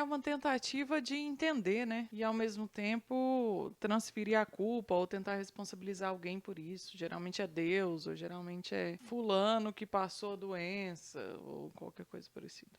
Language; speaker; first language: Portuguese; native; Portuguese